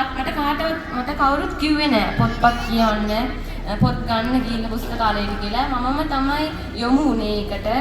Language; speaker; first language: Sinhala; non-native, local second language; Tamil